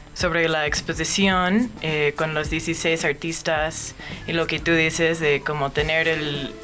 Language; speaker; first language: Spanish; non-native, fluent; English